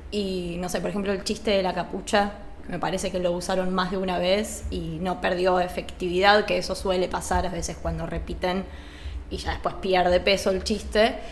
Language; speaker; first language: Spanish; native; Spanish